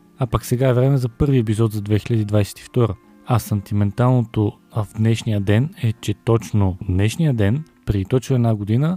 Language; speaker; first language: Bulgarian; native; Bulgarian